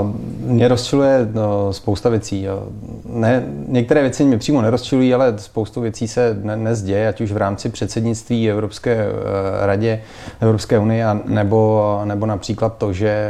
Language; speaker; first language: Czech; native; Czech